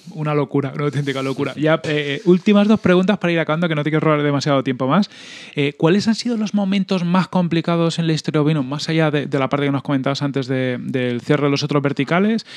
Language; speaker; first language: Spanish; native; Spanish